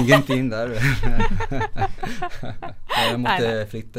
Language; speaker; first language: Norwegian; non-native, fluent; Italian